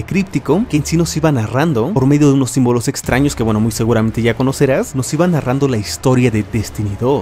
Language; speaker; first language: Spanish; native; Spanish